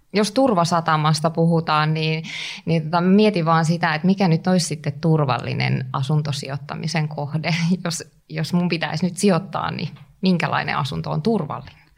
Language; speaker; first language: Finnish; native; Finnish